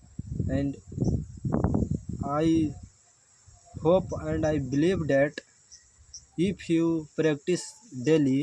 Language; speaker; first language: English; non-native, learner; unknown